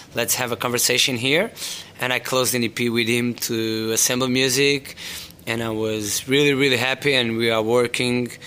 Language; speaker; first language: English; non-native, fluent; Portuguese